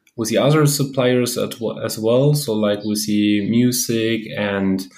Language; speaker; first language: English; non-native, fluent; German